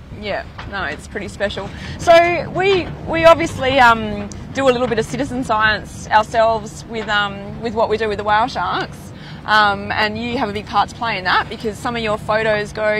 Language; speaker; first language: English; native; English